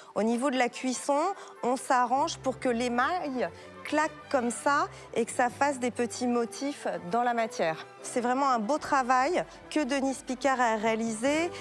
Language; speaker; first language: French; native; French